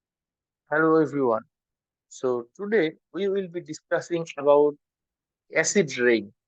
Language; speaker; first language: English; non-native, local second language; Bangla